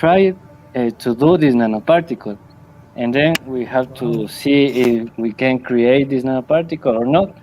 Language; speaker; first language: English; non-native, learner; Spanish